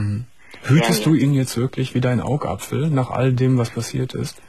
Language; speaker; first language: German; native; German